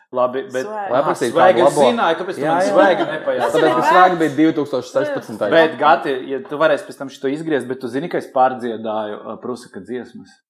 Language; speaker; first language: Latvian; non-native, local second language; Russian